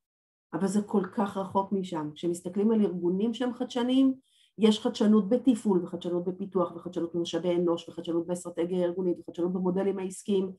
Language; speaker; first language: Hebrew; native; Hebrew